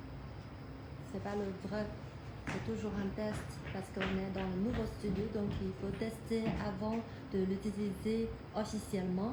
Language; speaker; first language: French; non-native, fluent; Chinese